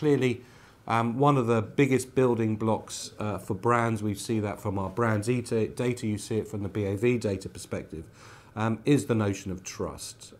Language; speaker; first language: English; native; English